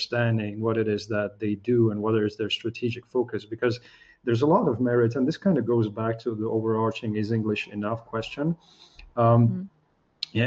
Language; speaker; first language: English; non-native, fluent; Slovak